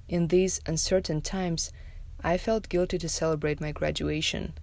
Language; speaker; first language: English; non-native, fluent; Tajik